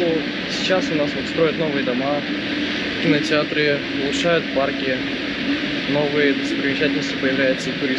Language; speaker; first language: Russian; native; Russian